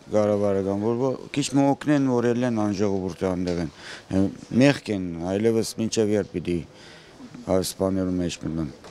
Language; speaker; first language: Armenian; native; Armenian